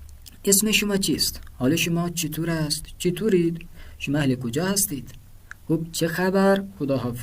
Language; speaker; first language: Persian; non-native, fluent; Urdu